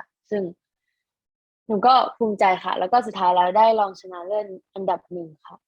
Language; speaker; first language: Thai; native; Thai